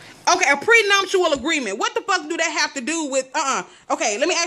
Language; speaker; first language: English; native; English